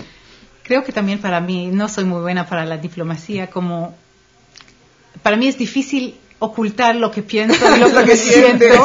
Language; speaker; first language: Spanish; non-native, fluent; Hebrew